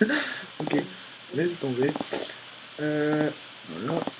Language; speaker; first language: French; native; French